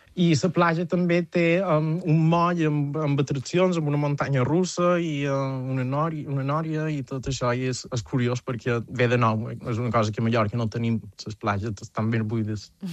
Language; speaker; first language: Catalan; native; Catalan